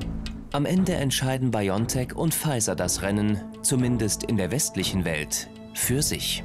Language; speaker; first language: German; native; German